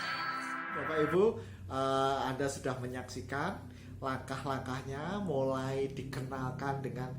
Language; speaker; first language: Indonesian; native; Indonesian